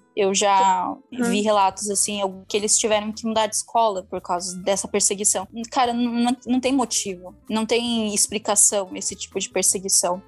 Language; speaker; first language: Portuguese; early bilingual, other home language; Spanish